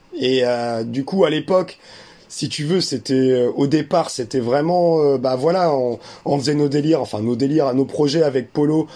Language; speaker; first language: French; native; French